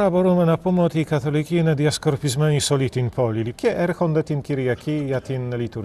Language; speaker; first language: Greek; non-native, fluent; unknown